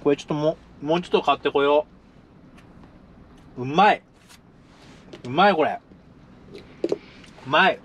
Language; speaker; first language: Japanese; native; Japanese